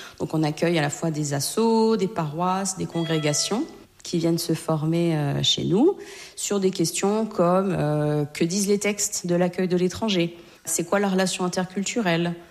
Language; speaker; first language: French; native; French